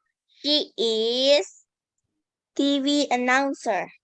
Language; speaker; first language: English; non-native, learner; Indonesian